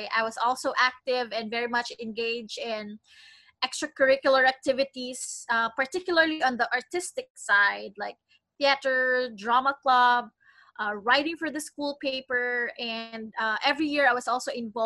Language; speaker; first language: English; non-native, local second language; Cebuano